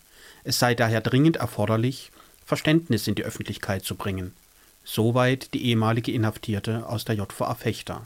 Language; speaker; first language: German; native; German